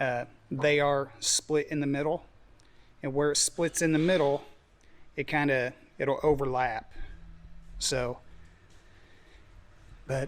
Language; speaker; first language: English; native; English